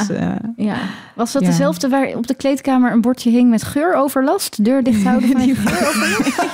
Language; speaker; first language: Dutch; native; Dutch